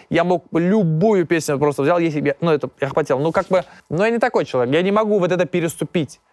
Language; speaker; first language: Russian; non-native, local second language; Tatar